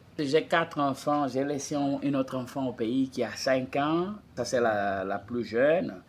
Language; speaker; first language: French; non-native, fluent; Portuguese